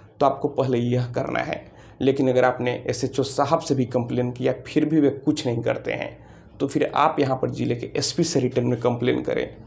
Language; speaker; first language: Hindi; native; Hindi